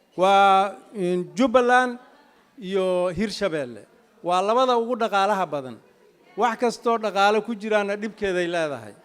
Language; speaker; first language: Somali; native; Somali